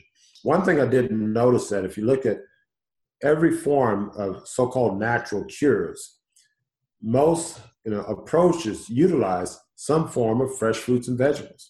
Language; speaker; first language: English; native; English